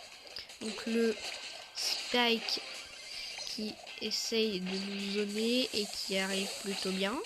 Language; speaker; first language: French; native; French